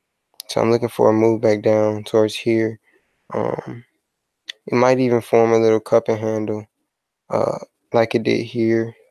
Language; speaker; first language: English; native; English